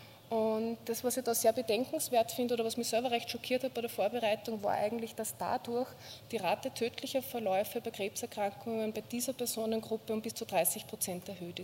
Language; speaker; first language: German; native; German